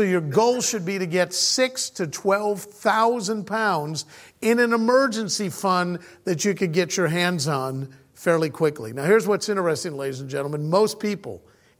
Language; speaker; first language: English; native; English